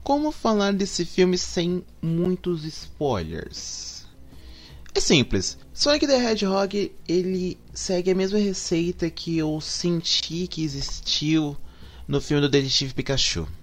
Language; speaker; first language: Portuguese; native; Portuguese